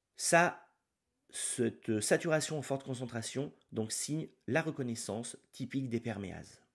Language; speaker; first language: French; native; French